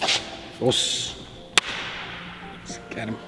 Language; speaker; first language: German; native; German